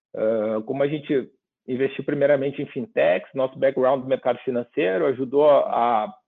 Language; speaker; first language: Portuguese; native; Portuguese